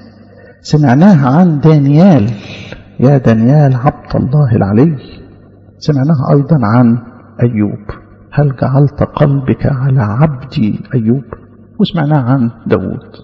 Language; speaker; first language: Arabic; native; Arabic